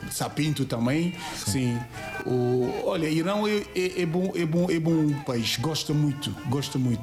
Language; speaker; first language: Portuguese; non-native, learner; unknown